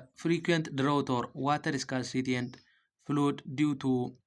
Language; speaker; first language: English; non-native, local second language; Amharic